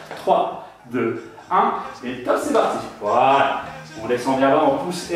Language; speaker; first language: French; native; French